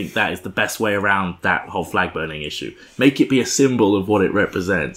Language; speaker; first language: English; native; English